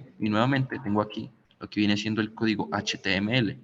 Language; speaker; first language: Spanish; native; Spanish